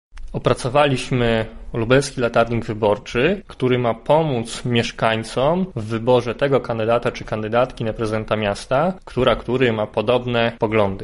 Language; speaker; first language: Polish; native; Polish